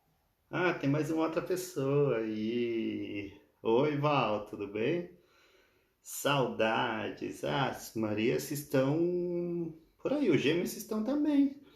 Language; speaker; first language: Portuguese; non-native, fluent; Spanish